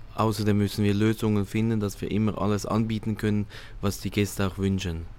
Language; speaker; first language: German; native; German